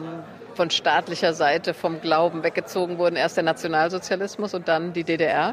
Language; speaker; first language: German; native; German